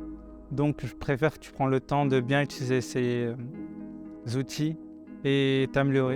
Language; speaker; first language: French; native; French